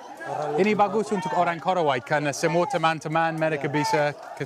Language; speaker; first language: Indonesian; non-native, learner; English